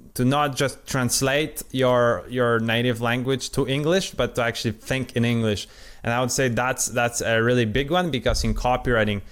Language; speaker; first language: English; non-native, fluent; Polish